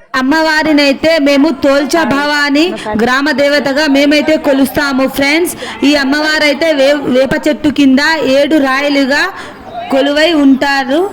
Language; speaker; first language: Telugu; non-native, local second language; Lambadi